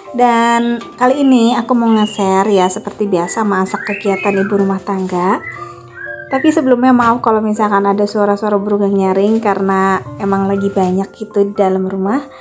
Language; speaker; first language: Indonesian; native; Indonesian